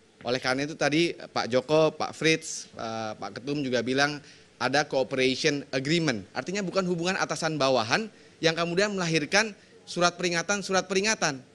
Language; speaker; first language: Indonesian; native; Indonesian